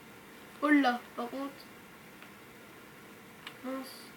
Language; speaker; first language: French; native; French